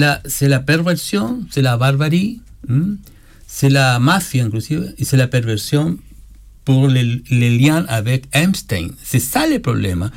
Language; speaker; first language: French; non-native, learner; Spanish